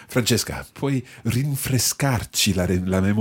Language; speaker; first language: Italian; non-native, fluent; English